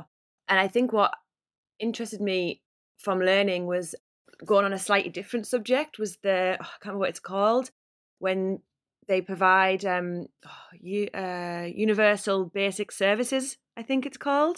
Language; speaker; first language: English; native; English